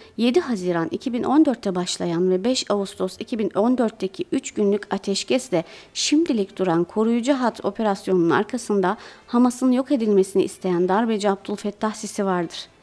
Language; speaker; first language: Turkish; native; Turkish